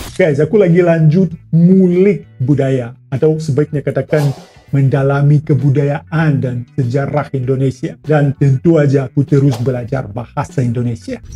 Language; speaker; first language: Indonesian; non-native, fluent; Russian